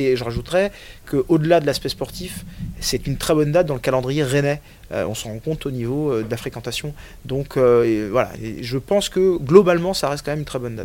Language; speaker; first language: French; native; French